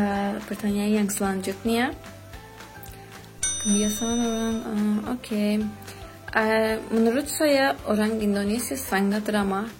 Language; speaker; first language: Indonesian; non-native, fluent; Azerbaijani